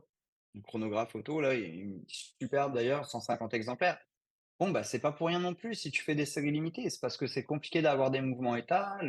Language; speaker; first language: French; native; French